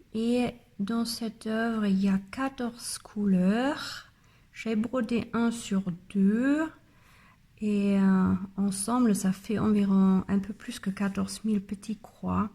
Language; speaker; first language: French; non-native, learner; German